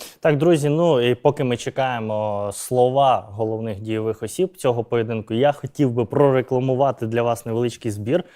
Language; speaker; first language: Ukrainian; native; Ukrainian